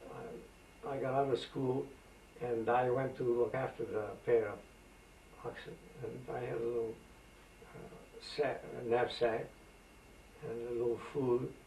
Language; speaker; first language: English; non-native, fluent; Greek